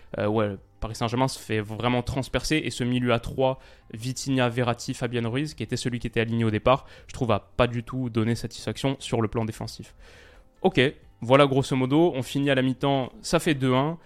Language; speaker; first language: French; native; French